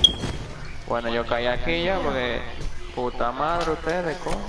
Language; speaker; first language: Spanish; native; Spanish